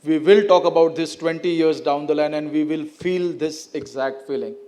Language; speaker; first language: English; non-native, local second language; Marathi